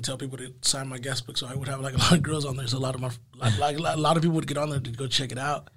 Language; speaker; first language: English; early bilingual, other home language; Spanish